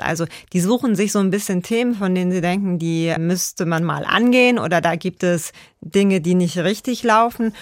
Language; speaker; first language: German; native; German